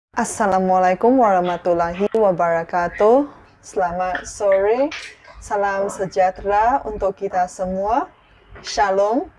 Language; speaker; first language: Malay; non-native, local second language; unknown